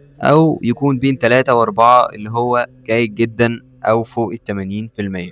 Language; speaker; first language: Arabic; native; Arabic